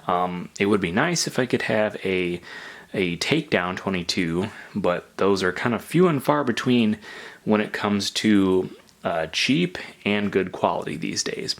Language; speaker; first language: English; native; English